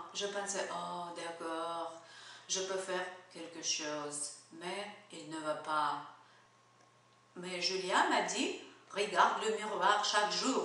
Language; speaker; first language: French; non-native, learner; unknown